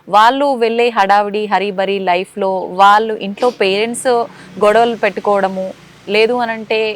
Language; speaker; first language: Telugu; native; Telugu